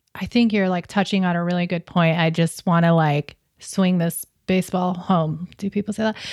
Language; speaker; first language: English; native; English